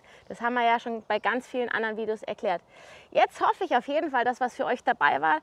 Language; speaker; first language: German; native; German